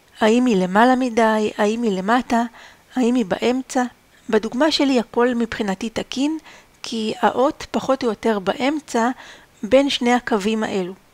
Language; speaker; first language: Hebrew; native; Hebrew